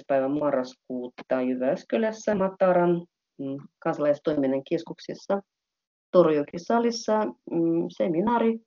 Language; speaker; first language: Finnish; non-native, fluent; Russian